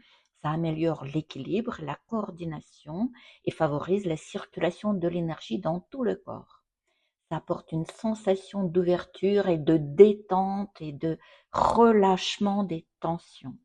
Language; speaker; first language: French; non-native, fluent; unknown